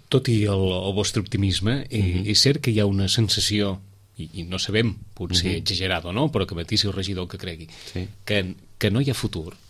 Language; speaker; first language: Catalan; native; Catalan